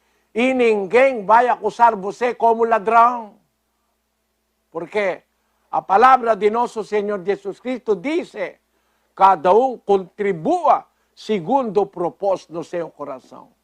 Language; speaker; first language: Portuguese; non-native, fluent; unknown